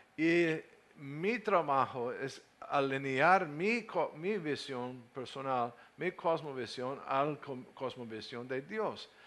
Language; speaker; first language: Spanish; non-native, learner; English